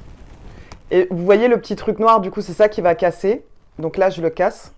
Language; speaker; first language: French; native; French